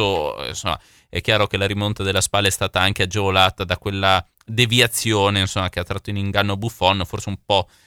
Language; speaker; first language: Italian; native; Italian